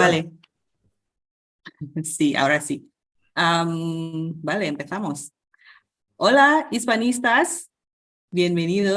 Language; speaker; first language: Spanish; non-native, fluent; Indonesian